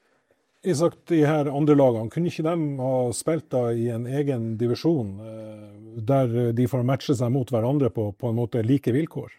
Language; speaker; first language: Norwegian; native; Norwegian